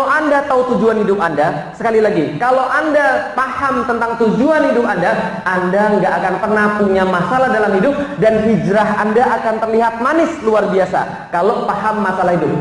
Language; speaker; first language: Indonesian; native; Indonesian